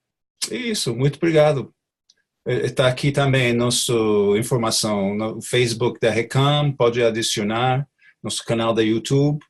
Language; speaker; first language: Portuguese; non-native, fluent; English